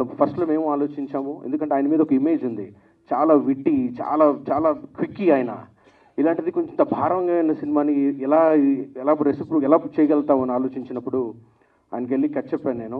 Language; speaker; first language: Telugu; native; Telugu